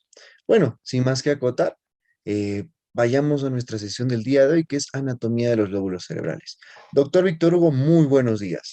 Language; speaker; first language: Spanish; native; Spanish